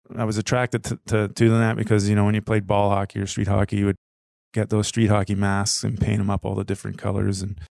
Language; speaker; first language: English; native; English